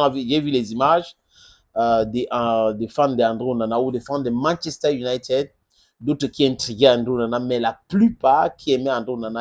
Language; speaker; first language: French; non-native, local second language; English